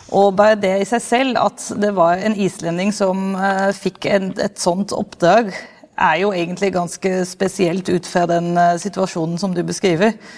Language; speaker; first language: Norwegian; non-native, fluent; Dutch